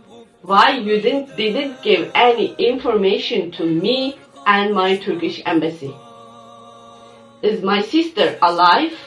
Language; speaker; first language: English; non-native, learner; Uyghur